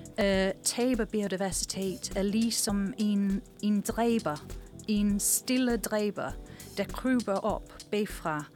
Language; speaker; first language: Danish; non-native, fluent; English